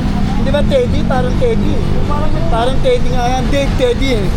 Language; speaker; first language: Filipino; native; Filipino